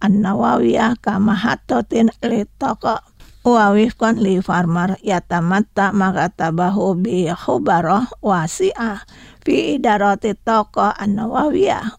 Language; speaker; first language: Arabic; non-native, learner; Indonesian